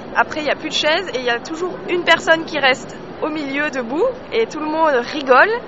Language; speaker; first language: French; native; French